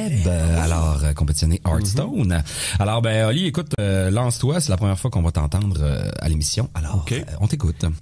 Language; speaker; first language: French; native; French